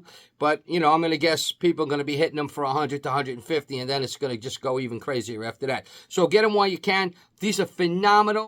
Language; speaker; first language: English; native; English